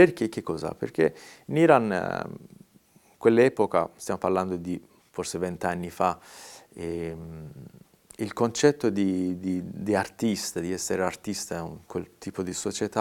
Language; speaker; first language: Italian; non-native, fluent; Persian